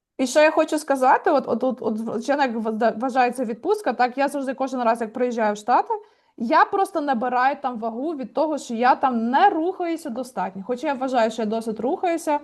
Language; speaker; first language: Ukrainian; native; Ukrainian